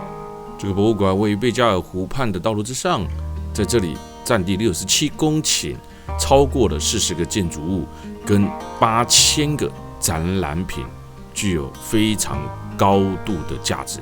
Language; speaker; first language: Chinese; native; Chinese